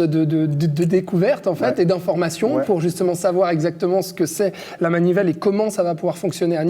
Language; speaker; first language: French; native; French